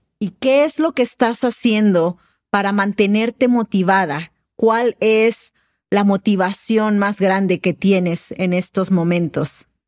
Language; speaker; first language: Spanish; native; Spanish